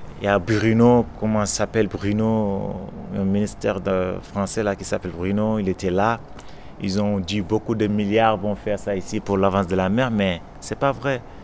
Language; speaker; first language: French; non-native, local second language; Wolof